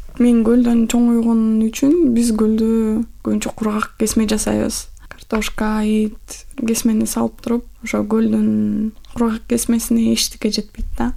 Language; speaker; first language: Kyrgyz; non-native, local second language; Russian